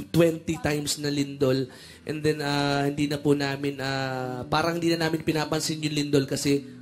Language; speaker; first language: Filipino; native; Filipino